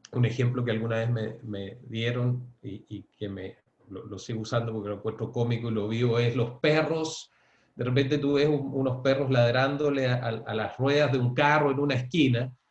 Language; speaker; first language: Spanish; native; Spanish